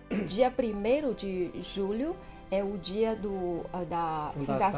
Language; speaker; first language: Portuguese; non-native, fluent; Chinese